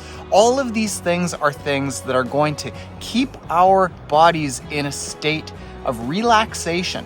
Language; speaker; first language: English; native; English